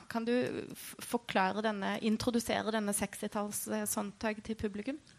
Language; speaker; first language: Norwegian; native; Norwegian